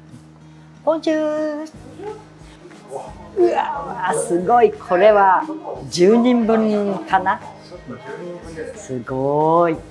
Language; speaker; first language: Japanese; native; Japanese